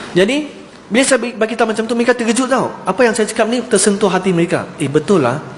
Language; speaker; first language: Malay; non-native, local second language; Chinese